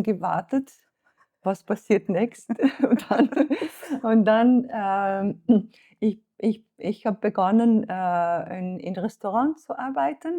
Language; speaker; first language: German; non-native, fluent; Slovenian